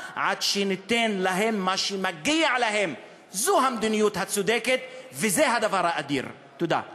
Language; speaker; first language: Hebrew; non-native, local second language; Arabic